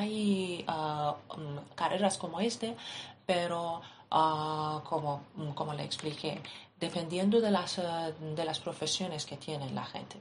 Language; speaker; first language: Spanish; non-native, fluent; Persian